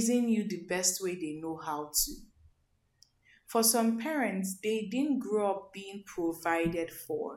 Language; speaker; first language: English; non-native, local second language; Igbo